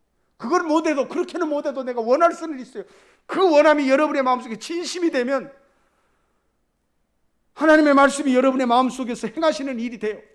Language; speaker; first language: Korean; native; Korean